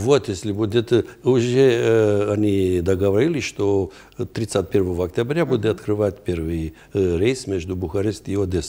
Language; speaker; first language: Russian; non-native, fluent; Romanian